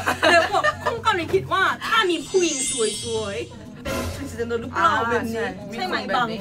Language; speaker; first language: Thai; non-native, learner; Korean